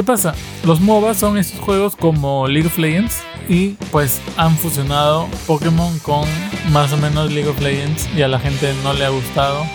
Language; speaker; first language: Spanish; native; Spanish